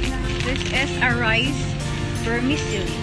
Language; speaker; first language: English; non-native, learner; Cebuano